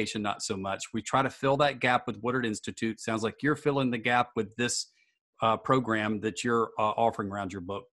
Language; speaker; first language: English; native; English